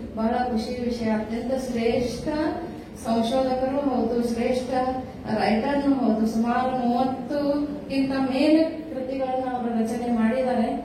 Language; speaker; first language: Kannada; native; Kannada